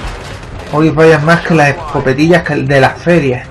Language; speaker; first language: Spanish; native; Spanish